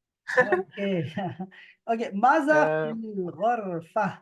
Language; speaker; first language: Arabic; non-native, fluent; Urdu